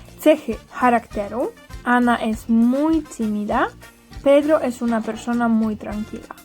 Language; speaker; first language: Spanish; non-native, fluent; Polish